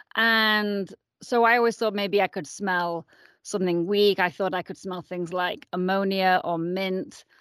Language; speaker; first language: English; native; English